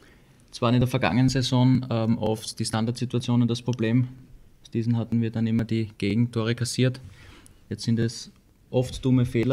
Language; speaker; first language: German; native; German